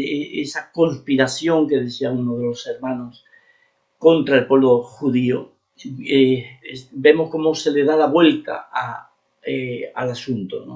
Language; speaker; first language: Spanish; native; Spanish